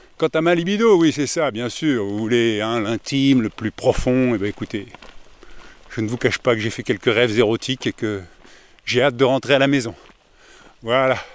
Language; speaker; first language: French; native; French